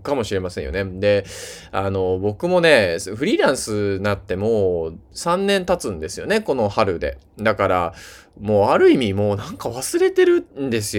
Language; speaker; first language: Japanese; native; Japanese